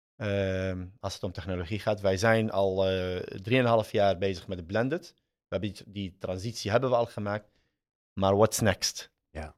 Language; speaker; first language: Dutch; early bilingual, other home language; Arabic